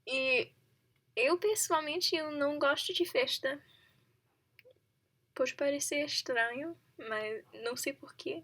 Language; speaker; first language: Portuguese; non-native, learner; English